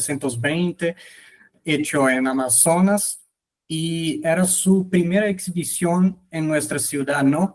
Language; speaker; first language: Spanish; non-native, fluent; Portuguese